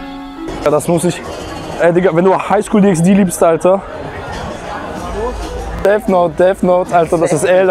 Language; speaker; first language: German; native; German